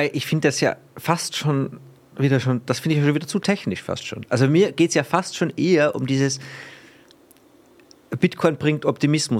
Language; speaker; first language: German; native; German